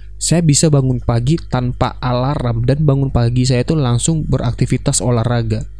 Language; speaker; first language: Indonesian; non-native, local second language; Minangkabau